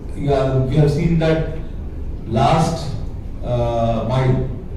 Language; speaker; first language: English; non-native, local second language; Telugu